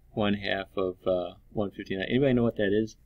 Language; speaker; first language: English; native; English